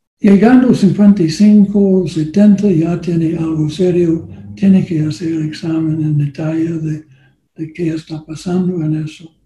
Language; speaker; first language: Spanish; non-native, learner; English